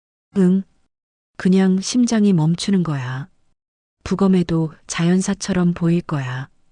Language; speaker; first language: Korean; native; Korean